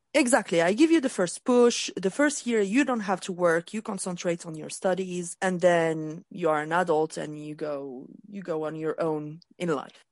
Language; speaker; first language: English; non-native, fluent; Arabic